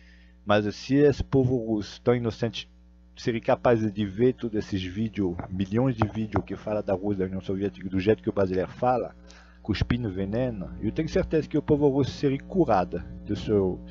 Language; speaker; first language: Portuguese; non-native, fluent; Russian